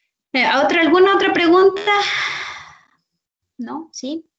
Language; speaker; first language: Spanish; native; Spanish